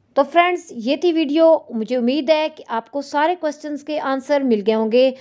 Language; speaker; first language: Urdu; native; Urdu